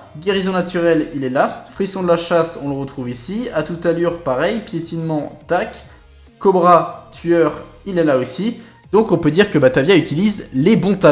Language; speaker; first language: French; native; French